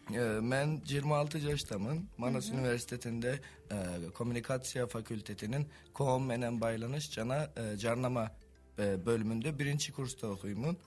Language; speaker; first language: Kyrgyz; non-native, learner; Turkish